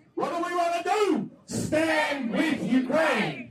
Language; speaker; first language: English; early bilingual, other home language; Ukrainian